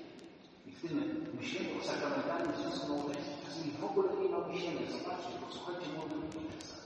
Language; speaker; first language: Polish; native; Polish